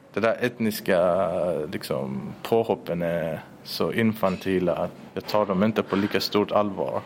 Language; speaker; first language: Swedish; early bilingual, other home language; Persian